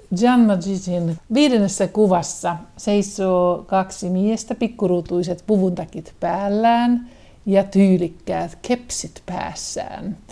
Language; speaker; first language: Finnish; native; Finnish